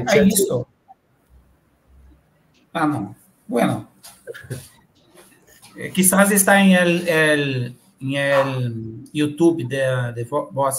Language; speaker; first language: Spanish; non-native, fluent; Portuguese